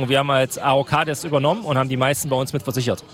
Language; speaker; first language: German; native; German